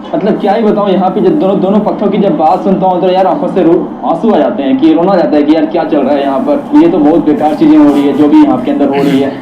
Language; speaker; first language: Hindi; native; Hindi